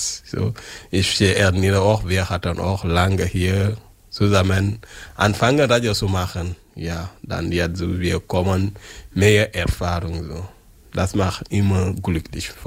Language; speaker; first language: German; non-native, learner; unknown